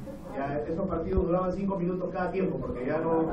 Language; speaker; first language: Spanish; native; Spanish